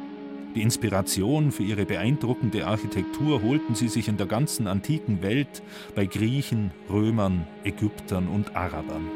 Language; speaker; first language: German; native; German